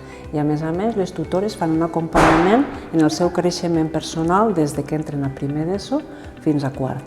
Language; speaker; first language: Catalan; native; Catalan